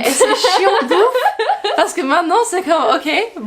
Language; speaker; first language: French; non-native, fluent; English